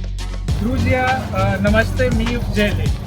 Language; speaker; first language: Russian; non-native, learner; Hindi